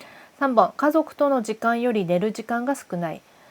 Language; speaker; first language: Japanese; non-native, fluent; Korean